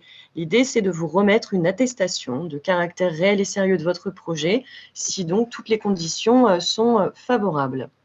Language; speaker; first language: French; native; French